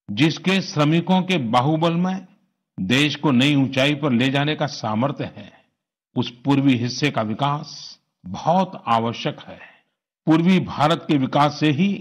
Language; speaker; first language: Hindi; non-native, local second language; Gujarati